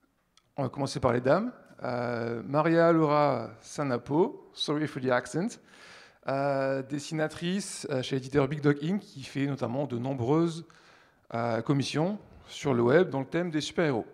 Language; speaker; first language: French; native; French